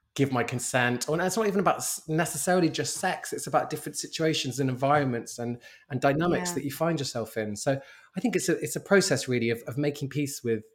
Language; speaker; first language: English; native; English